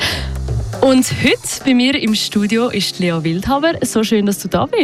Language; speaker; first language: German; native; German